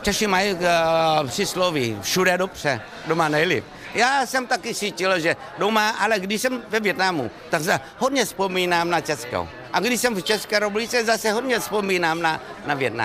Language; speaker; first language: Czech; non-native, fluent; Vietnamese